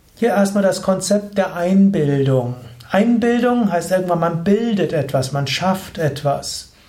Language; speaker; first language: German; native; German